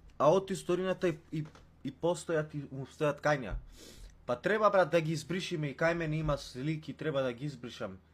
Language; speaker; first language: Macedonian; non-native, local second language; Romany